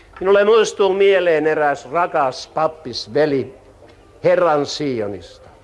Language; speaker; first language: Finnish; native; Finnish